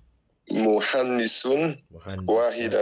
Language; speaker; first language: Arabic; non-native, learner; English